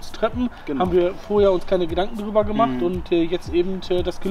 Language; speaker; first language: German; native; German